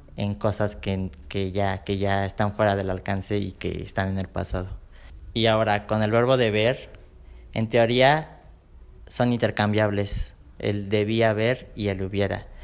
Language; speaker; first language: Spanish; native; Spanish